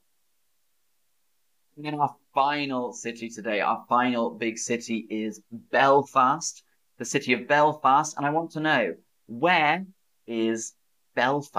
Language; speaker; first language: English; native; English